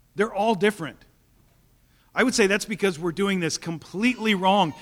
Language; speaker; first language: English; native; English